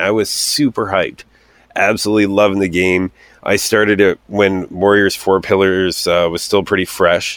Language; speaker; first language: English; native; English